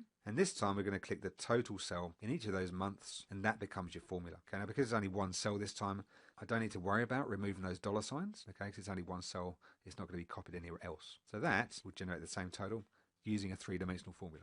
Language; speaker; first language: English; native; English